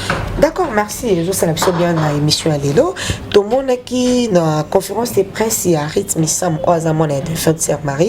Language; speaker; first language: French; non-native, local second language; Lingala